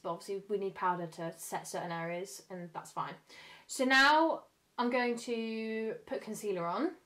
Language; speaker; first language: English; native; English